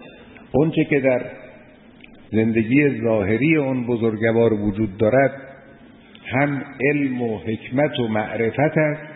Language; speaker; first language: Persian; native; Persian